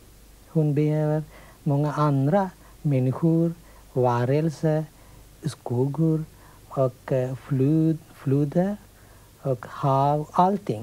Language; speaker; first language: Swedish; non-native, fluent; Sinhala